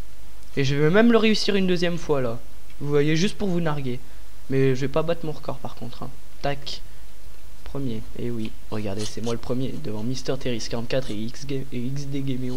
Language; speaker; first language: French; native; French